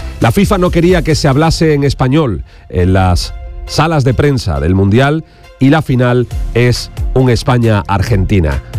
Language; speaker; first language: Spanish; native; Spanish